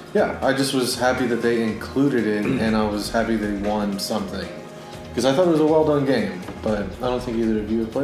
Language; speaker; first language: English; native; English